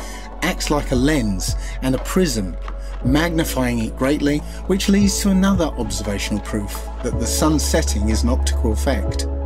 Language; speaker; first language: English; native; English